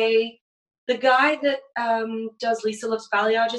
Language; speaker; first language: English; native; English